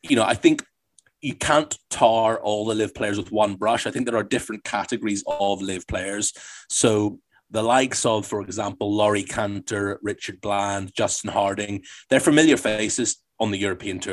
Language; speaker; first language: English; native; English